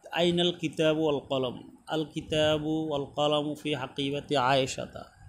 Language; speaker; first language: Arabic; non-native, fluent; Bangla